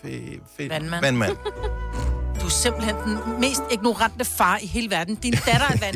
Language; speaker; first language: Danish; native; Danish